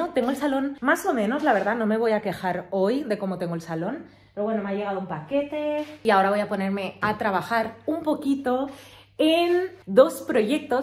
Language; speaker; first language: Spanish; native; Spanish